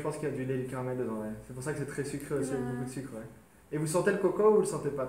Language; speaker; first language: French; native; French